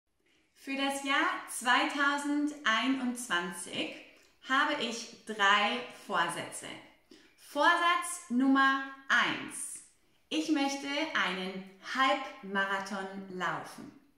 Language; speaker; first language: German; non-native, fluent; Spanish